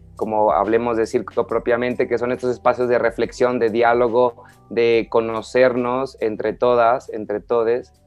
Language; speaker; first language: Spanish; native; Spanish